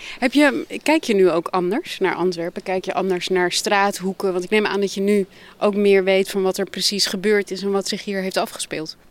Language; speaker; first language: Dutch; native; Dutch